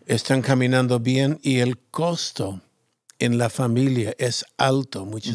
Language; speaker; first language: Spanish; non-native, fluent; English